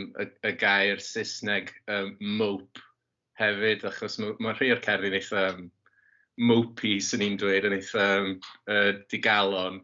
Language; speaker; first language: Welsh; native; Welsh